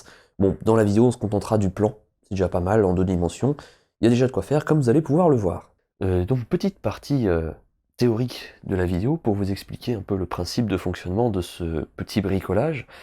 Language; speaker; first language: French; native; French